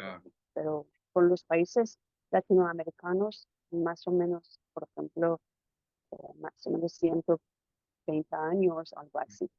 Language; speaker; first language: Spanish; non-native, fluent; Persian